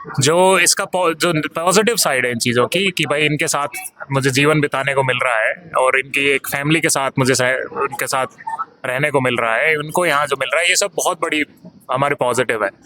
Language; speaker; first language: Hindi; native; Hindi